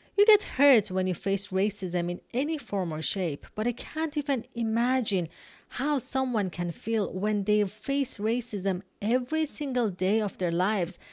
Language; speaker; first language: English; non-native, fluent; Persian